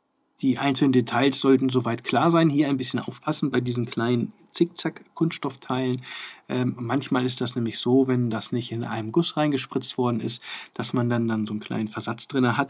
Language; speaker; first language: German; native; German